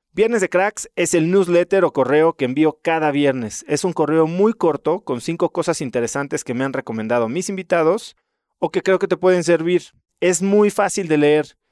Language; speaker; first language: Spanish; native; Spanish